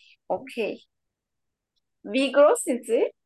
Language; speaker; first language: German; non-native, learner; Turkish